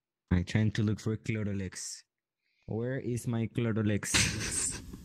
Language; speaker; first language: English; non-native, learner; Spanish